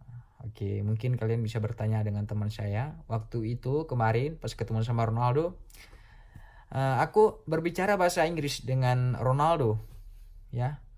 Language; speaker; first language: Indonesian; non-native, local second language; Achinese